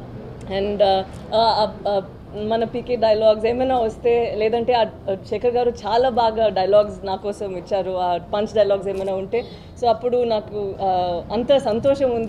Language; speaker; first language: Telugu; non-native, learner; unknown